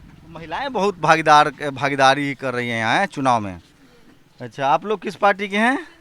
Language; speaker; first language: Hindi; native; Hindi